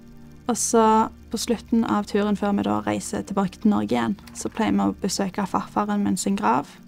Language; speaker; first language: Norwegian; early bilingual, other home language; Bosnian